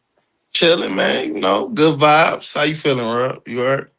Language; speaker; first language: English; native; English